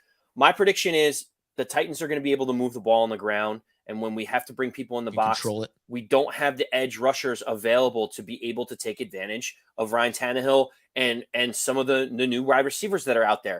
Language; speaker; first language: English; native; English